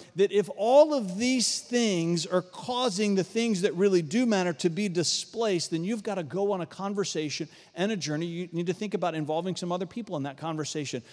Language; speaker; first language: English; native; English